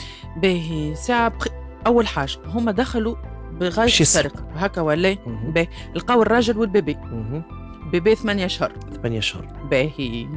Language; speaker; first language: Arabic; native; Arabic